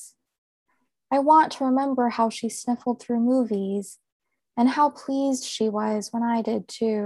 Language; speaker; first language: English; native; English